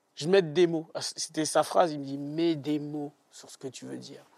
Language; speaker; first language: French; native; French